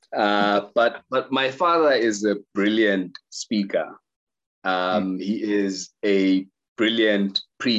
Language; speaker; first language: English; non-native, local second language; Zulu